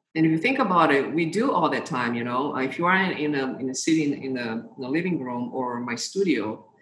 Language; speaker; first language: English; non-native, fluent; Portuguese